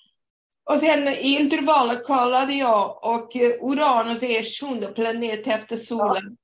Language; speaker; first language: Swedish; non-native, fluent; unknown